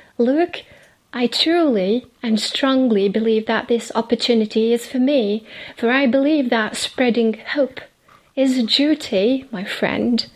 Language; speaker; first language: English; non-native, fluent; Arabic